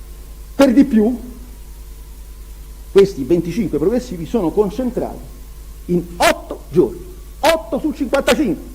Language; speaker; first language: Italian; native; Italian